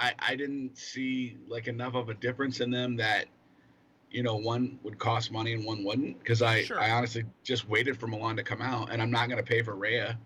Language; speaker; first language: English; native; English